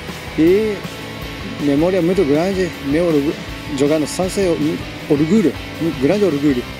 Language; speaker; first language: Portuguese; non-native, learner; Japanese